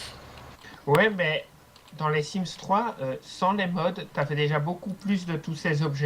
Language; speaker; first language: French; native; French